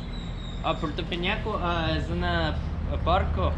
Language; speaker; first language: Spanish; non-native, learner; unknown